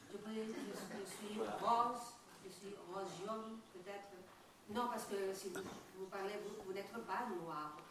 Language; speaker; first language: French; non-native, learner; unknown